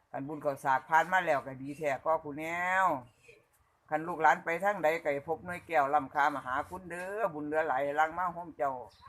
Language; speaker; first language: Thai; native; Thai